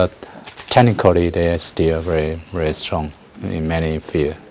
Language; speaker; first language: English; non-native, fluent; Chinese